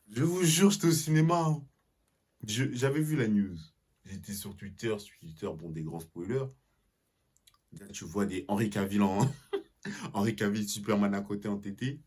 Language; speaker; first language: French; native; French